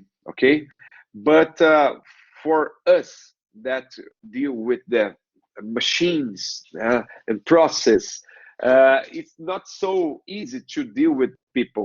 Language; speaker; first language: English; non-native, learner; Portuguese